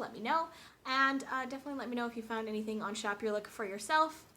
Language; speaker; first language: English; native; English